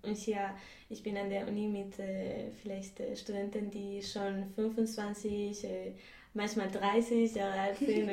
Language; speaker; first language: German; non-native, fluent; Spanish